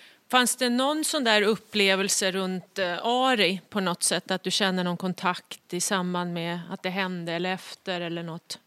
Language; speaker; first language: Swedish; native; Swedish